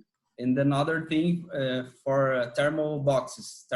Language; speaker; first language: English; non-native, learner; Portuguese